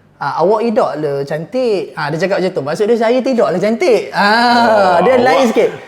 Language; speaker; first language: Malay; native; Malay